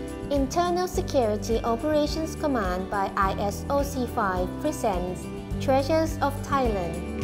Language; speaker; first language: English; non-native, fluent; Thai